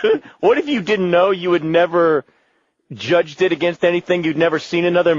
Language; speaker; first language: English; native; English